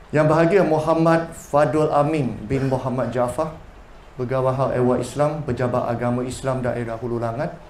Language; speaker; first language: Malay; non-native, local second language; Chinese